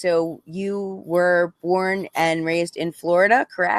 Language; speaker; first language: English; native; English